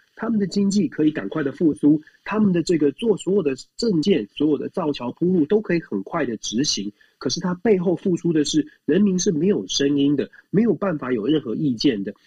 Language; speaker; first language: Chinese; native; Chinese